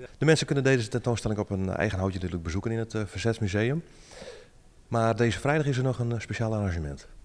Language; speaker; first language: Dutch; native; Dutch